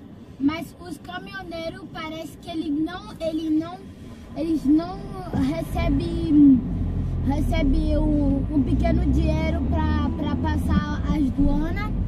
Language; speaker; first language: Portuguese; non-native, learner; French